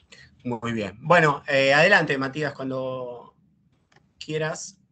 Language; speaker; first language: Spanish; native; Spanish